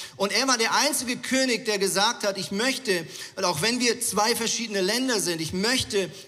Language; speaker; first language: German; native; German